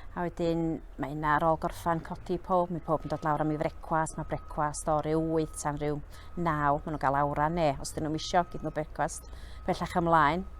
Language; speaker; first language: Welsh; native; Welsh